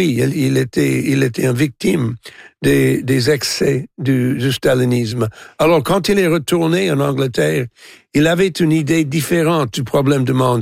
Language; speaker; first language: French; non-native, local second language; English